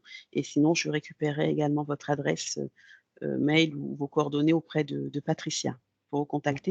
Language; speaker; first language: French; native; French